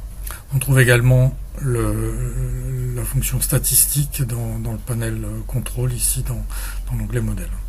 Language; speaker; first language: French; native; French